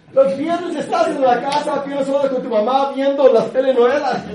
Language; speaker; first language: Spanish; early bilingual, other home language; English